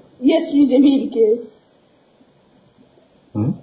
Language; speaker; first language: English; non-native, learner; Arabic